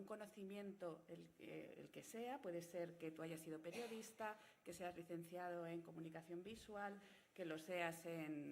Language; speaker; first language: Spanish; native; Spanish